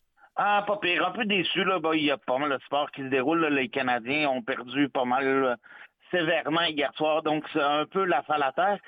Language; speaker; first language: French; native; French